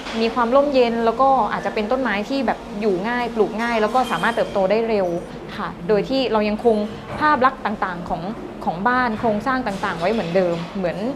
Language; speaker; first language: Thai; native; Thai